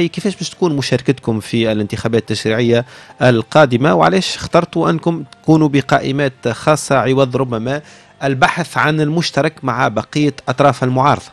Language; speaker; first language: Arabic; native; Arabic